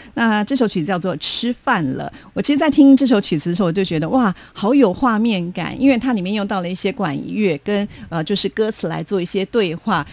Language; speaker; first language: Chinese; native; Chinese